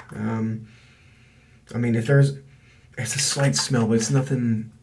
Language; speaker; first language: English; native; English